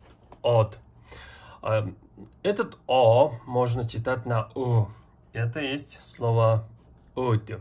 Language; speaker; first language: Russian; non-native, learner; Mongolian